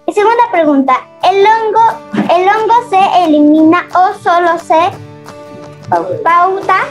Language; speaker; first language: Spanish; native; Spanish